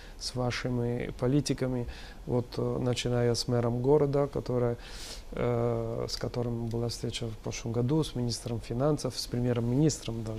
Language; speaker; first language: Russian; non-native, fluent; Italian